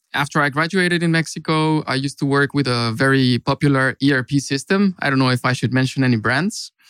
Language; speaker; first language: English; non-native, fluent; Spanish